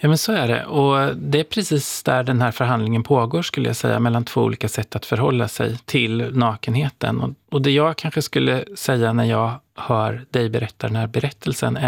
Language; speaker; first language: Swedish; native; Swedish